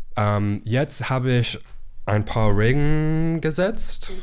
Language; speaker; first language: German; non-native, learner; English